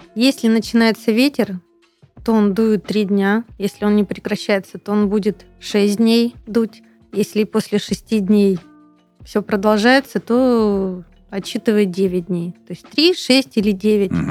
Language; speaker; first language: Russian; native; Russian